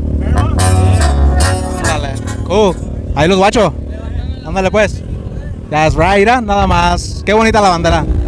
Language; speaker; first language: Spanish; early bilingual, heritage; Spanish